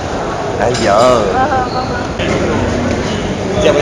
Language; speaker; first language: Chinese; non-native, learner; Italian